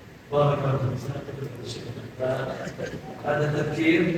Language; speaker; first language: Arabic; non-native, learner; Indonesian